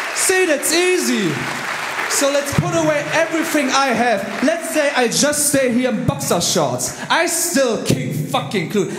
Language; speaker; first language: English; non-native, fluent; German